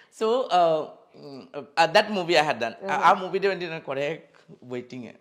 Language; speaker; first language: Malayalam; non-native, learner; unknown